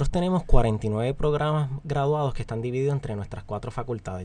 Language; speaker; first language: Spanish; native; Spanish